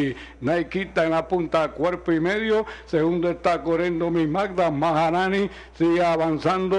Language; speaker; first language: Spanish; native; Spanish